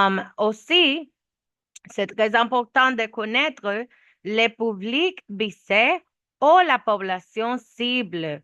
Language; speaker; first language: French; non-native, learner; Spanish